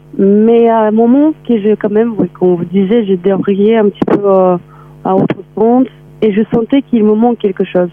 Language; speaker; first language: French; non-native, fluent; Armenian